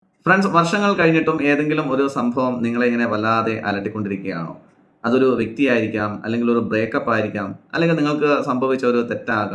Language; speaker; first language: Malayalam; native; Malayalam